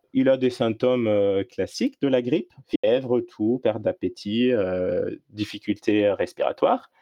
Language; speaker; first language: French; non-native, local second language; Arabic